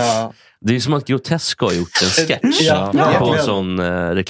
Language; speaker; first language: Swedish; native; Swedish